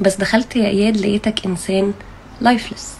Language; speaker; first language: Arabic; native; Arabic